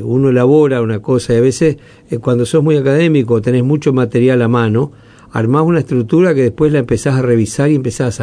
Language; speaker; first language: Spanish; native; Spanish